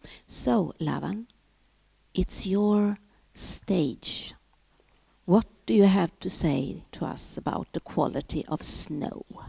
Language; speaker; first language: English; non-native, fluent; Swedish